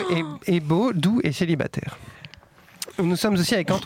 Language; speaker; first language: French; native; French